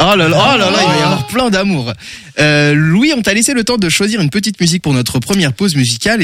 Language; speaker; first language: French; native; French